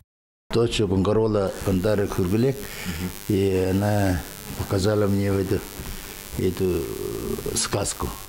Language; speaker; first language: Russian; non-native, local second language; Tuvinian